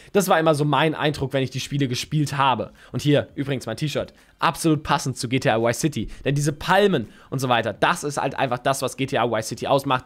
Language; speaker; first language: German; native; German